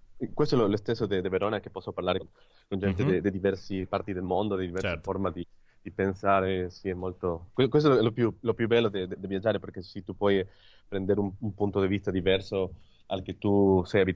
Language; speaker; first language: Italian; non-native, learner; Spanish